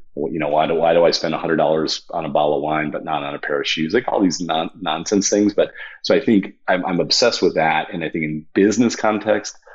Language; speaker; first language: English; native; English